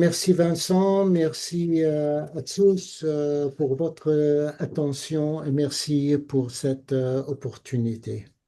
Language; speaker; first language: French; non-native, fluent; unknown